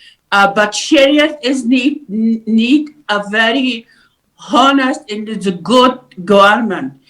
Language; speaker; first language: English; non-native, learner; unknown